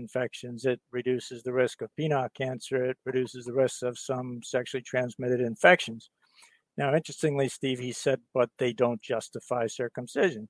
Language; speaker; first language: English; native; English